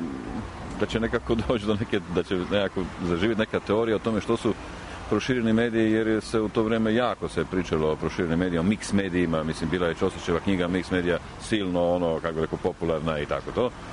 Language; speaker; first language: Croatian; native; Croatian